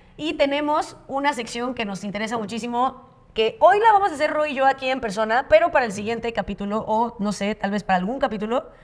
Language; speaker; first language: Spanish; native; Spanish